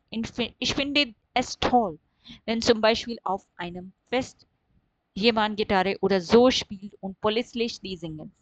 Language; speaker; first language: German; non-native, fluent; Urdu